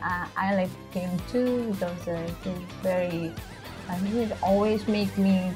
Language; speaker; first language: English; non-native, learner; Indonesian